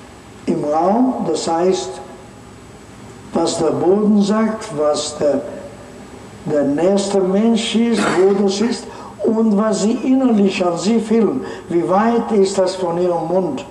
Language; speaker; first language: German; non-native, fluent; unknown